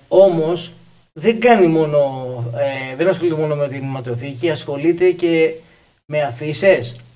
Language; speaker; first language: Greek; native; Greek